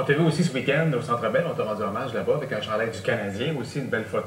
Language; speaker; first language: French; native; French